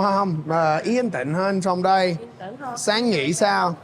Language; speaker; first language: Vietnamese; non-native, fluent; English